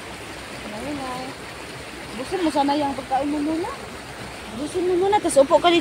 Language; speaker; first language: Filipino; non-native, local second language; Cebuano